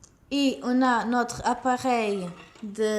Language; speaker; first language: French; non-native, learner; Portuguese